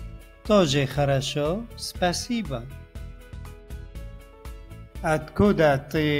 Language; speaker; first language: Russian; non-native, learner; Arabic